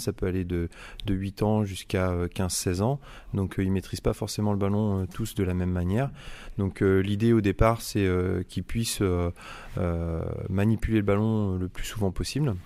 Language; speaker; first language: French; native; French